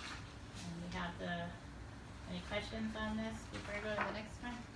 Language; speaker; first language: English; native; English